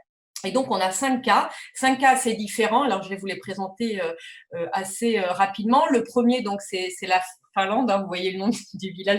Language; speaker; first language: French; native; French